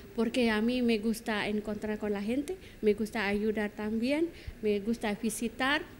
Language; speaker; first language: Spanish; non-native, learner; Indonesian